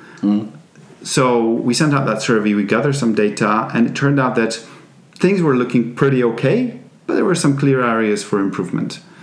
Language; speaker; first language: English; non-native, fluent; Polish